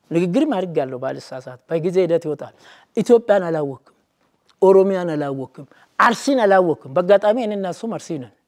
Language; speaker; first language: Amharic; non-native, local second language; Oromo